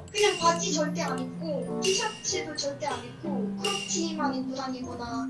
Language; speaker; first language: Korean; early bilingual, other home language; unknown